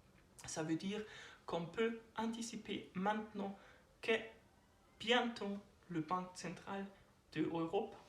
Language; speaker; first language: French; non-native, learner; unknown